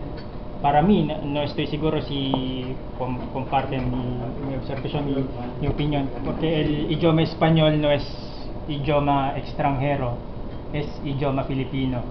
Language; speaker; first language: Spanish; non-native, fluent; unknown